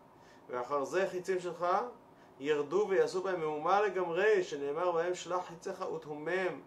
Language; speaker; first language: Hebrew; native; Hebrew